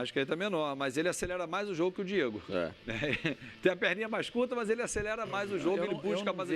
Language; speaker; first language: Portuguese; native; Portuguese